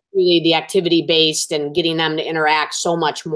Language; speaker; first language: English; native; English